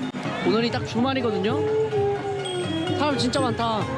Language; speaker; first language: Korean; native; Korean